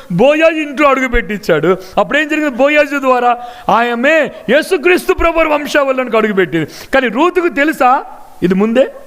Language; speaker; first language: Telugu; non-native, local second language; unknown